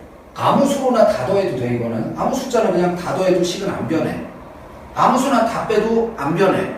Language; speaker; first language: Korean; native; Korean